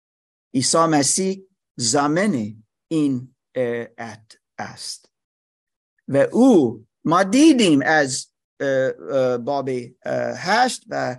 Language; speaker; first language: Persian; non-native, learner; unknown